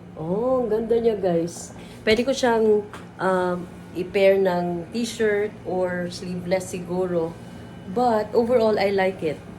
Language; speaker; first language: Filipino; non-native, local second language; Cebuano